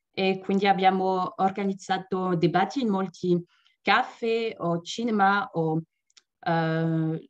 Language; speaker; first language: Italian; non-native, learner; French